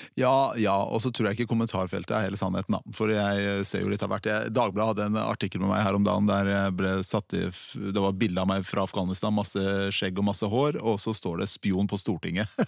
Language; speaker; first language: Norwegian; early bilingual, other home language; Persian